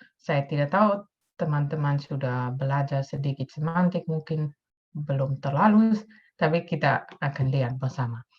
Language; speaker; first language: Indonesian; non-native, fluent; Dutch